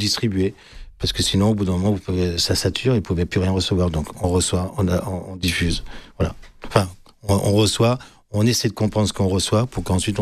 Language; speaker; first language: French; native; French